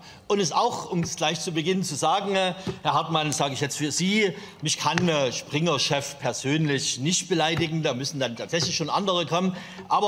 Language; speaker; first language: German; native; German